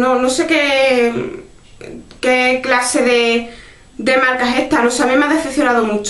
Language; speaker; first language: Spanish; native; Spanish